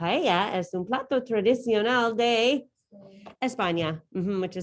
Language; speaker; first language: Spanish; non-native, learner; English